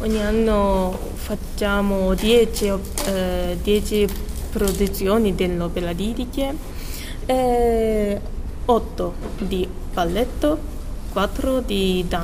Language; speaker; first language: Italian; non-native, learner; Japanese